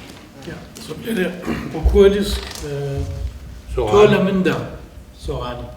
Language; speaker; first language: Danish; non-native, fluent; Central Kurdish